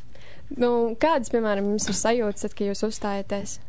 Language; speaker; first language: Latvian; native; Latvian